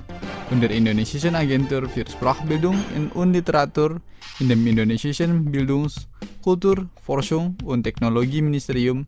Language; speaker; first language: German; non-native, fluent; Indonesian